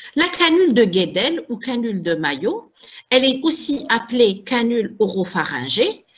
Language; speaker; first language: French; non-native, local second language; Arabic